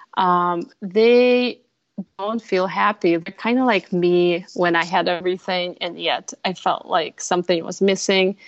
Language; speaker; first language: English; non-native, fluent; Russian